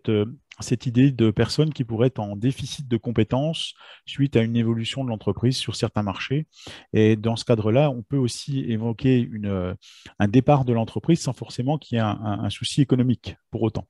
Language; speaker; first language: French; native; French